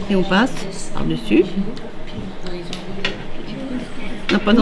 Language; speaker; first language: French; native; French